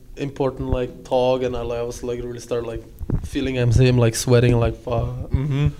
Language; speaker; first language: English; non-native, fluent; Czech